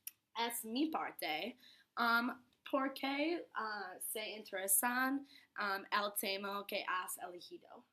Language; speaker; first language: Spanish; non-native, learner; English